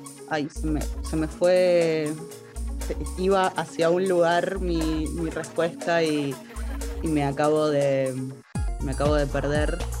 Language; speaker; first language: Spanish; native; Spanish